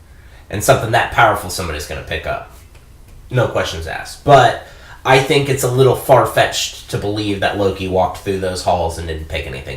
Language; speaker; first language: English; native; English